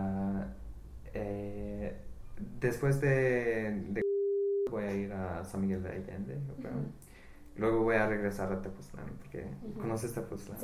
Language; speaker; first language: Spanish; non-native, fluent; English